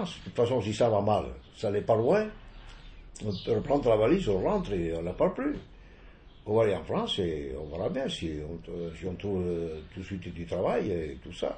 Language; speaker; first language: French; non-native, fluent; Italian